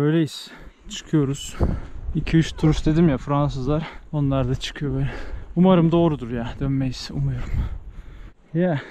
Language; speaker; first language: Turkish; native; Turkish